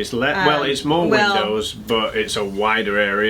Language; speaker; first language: English; native; English